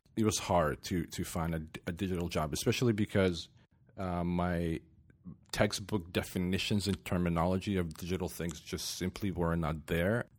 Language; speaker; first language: English; non-native, fluent; Ukrainian